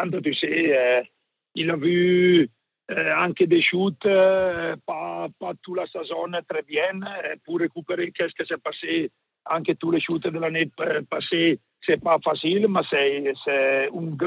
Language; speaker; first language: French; non-native, learner; Italian